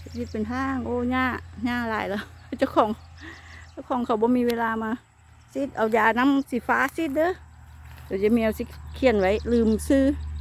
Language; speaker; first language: Thai; native; Thai